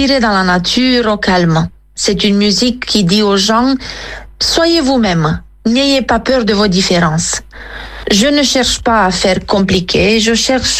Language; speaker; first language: French; non-native, fluent; Romanian